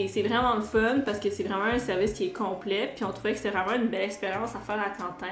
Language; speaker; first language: French; native; French